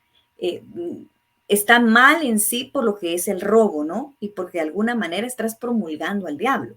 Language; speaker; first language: Spanish; native; Spanish